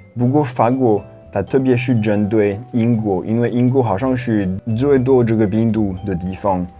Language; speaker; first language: Chinese; non-native, fluent; French